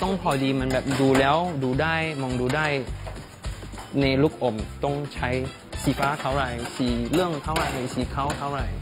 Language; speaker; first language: Thai; non-native, fluent; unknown